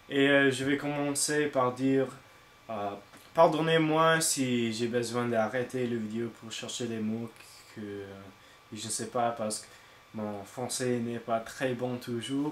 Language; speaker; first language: French; non-native, learner; English